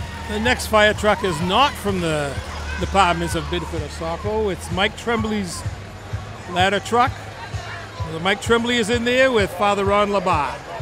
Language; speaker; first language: English; early bilingual, other home language; French